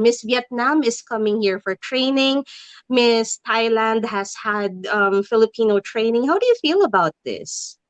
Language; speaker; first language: English; non-native, local second language; Filipino